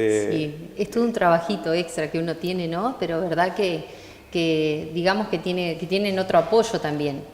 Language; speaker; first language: Spanish; native; Spanish